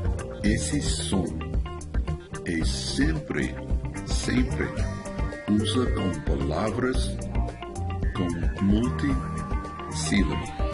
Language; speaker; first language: Portuguese; non-native, learner; English